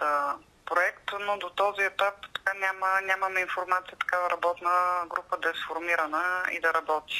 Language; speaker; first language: Bulgarian; native; Bulgarian